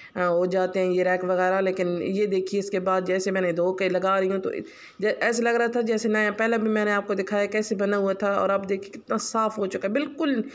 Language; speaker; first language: Urdu; non-native, local second language; Punjabi